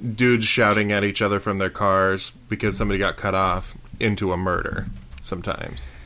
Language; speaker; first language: English; native; English